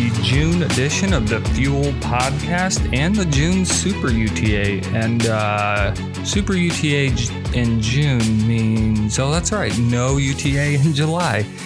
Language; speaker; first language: English; native; English